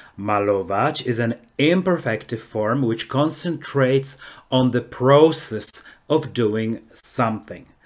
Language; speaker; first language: English; non-native, fluent; Polish